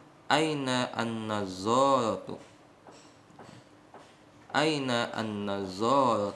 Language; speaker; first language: Arabic; non-native, fluent; Indonesian